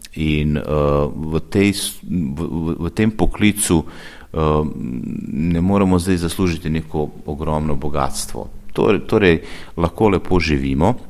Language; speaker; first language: Slovenian; non-native, local second language; Bosnian